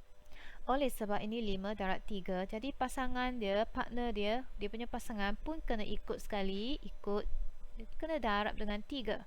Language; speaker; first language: Malay; native; Malay